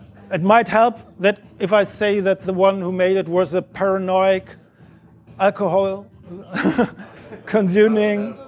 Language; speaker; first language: English; non-native, fluent; German